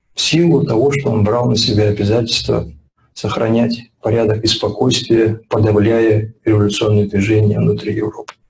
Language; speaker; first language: Russian; native; Russian